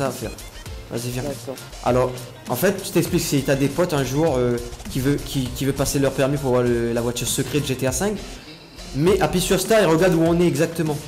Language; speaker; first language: French; native; French